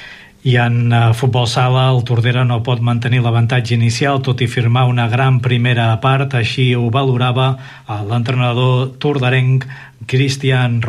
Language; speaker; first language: Catalan; native; Catalan